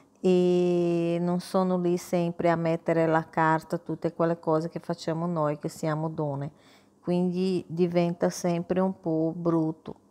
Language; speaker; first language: Italian; non-native, fluent; Portuguese